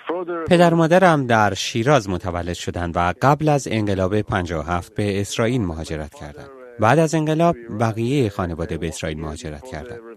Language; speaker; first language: Persian; early bilingual, heritage; Persian